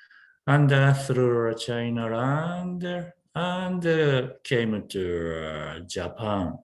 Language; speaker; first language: English; non-native, learner; Japanese